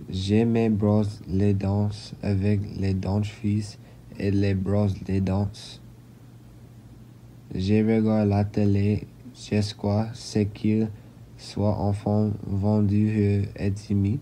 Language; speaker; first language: French; non-native, learner; English